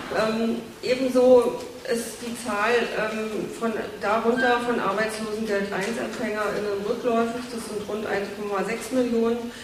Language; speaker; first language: German; native; German